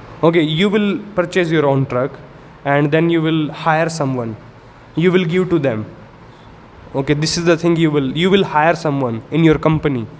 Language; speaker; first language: English; non-native, local second language; Hindi